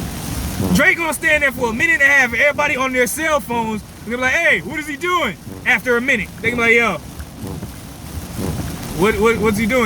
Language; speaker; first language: English; native; English